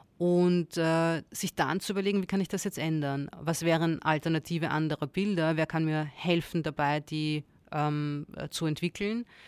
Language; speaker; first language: German; early bilingual, other home language; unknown